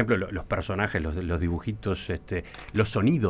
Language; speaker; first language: Spanish; native; Spanish